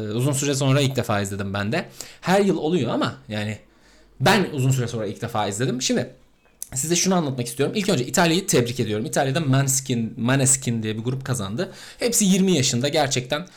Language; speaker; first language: Turkish; native; Turkish